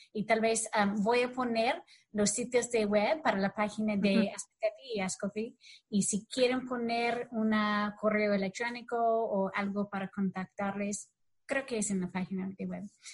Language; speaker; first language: Spanish; non-native, learner; English